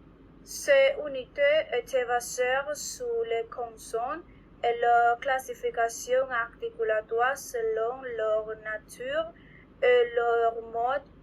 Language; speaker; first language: French; non-native, learner; Spanish